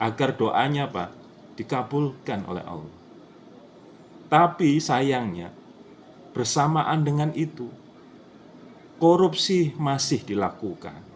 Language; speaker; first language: Indonesian; native; Indonesian